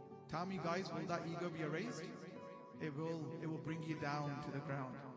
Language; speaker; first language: English; early bilingual, other home language; Punjabi